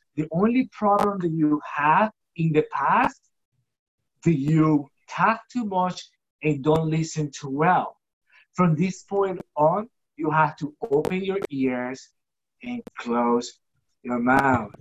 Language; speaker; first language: English; non-native, fluent; Spanish